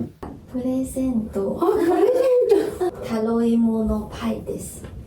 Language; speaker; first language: Japanese; non-native, learner; Chinese